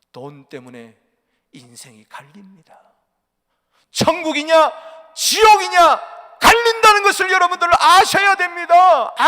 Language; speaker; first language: Korean; native; Korean